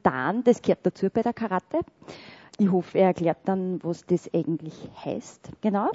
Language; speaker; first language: German; native; German